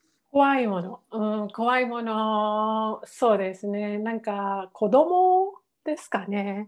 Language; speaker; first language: Japanese; non-native, fluent; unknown